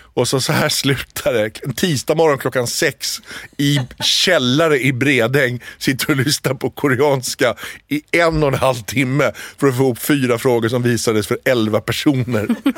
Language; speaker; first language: Swedish; early bilingual, other home language; Arabic